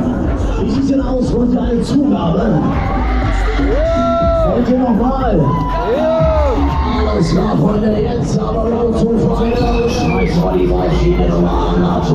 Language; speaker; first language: German; native; German